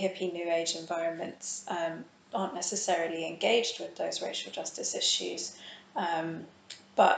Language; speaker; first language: English; native; English